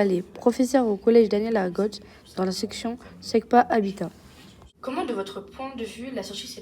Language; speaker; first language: French; native; French